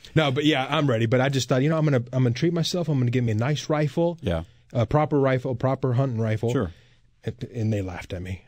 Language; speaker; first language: English; native; English